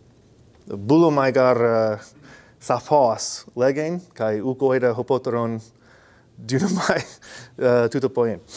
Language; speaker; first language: Greek; non-native, fluent; English